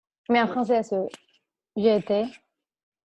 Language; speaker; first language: French; non-native, fluent; Spanish